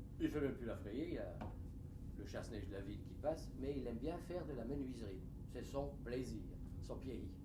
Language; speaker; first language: French; native; French